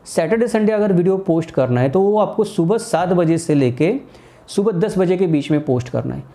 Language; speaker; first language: Hindi; non-native, local second language; Marathi